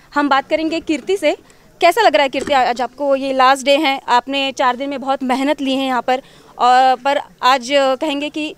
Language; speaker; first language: Hindi; non-native, local second language; Marathi